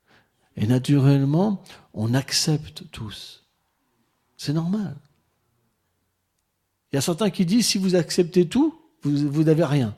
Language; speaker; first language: French; native; French